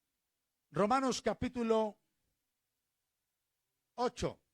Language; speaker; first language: Spanish; native; Spanish